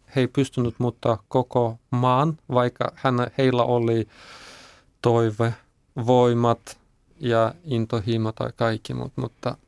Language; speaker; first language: Finnish; non-native, learner; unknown